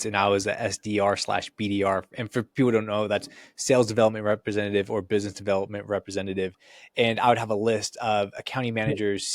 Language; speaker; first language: English; native; English